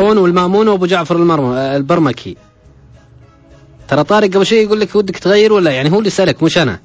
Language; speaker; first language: Arabic; native; Arabic